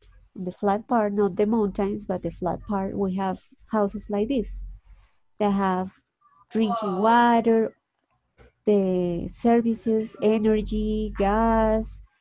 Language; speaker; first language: English; non-native, fluent; Spanish